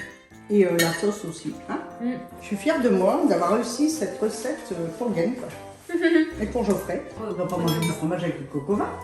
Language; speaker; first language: French; native; French